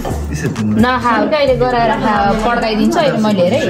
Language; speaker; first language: Japanese; native; Japanese